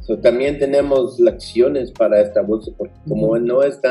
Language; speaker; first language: Spanish; early bilingual, heritage; Spanish